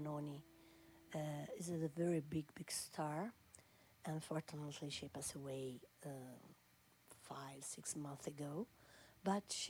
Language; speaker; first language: English; non-native, learner; Italian